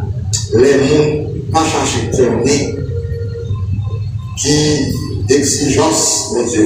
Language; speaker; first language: French; non-native, local second language; Haitian Creole